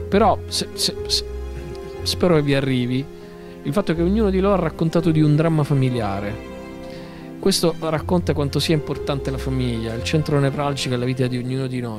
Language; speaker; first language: Italian; native; Italian